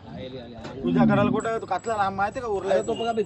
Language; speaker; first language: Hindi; non-native, local second language; Marathi